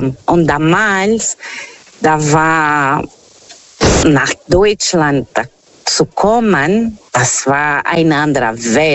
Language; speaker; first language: German; non-native, fluent; Portuguese